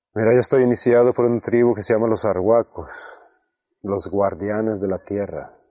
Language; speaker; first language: Spanish; non-native, fluent; Swedish